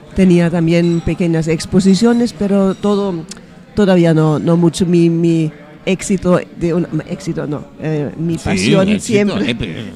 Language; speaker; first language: Spanish; non-native, fluent; German